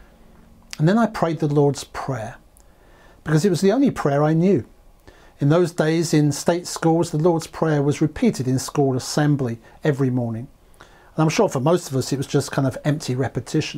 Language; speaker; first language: English; native; English